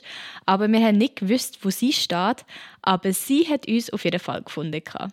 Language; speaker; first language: German; native; German